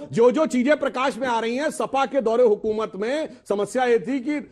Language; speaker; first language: Hindi; native; Hindi